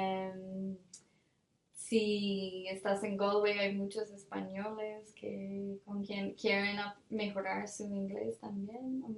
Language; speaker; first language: Spanish; non-native, fluent; English